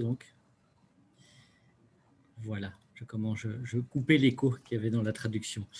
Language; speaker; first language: French; native; French